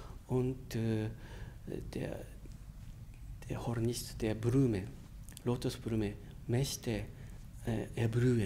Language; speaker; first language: German; non-native, fluent; Japanese